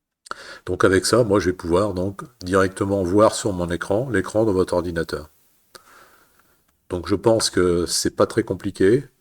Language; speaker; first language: French; native; French